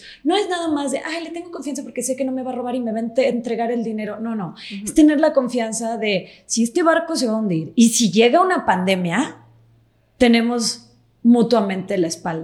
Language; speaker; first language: Spanish; native; Spanish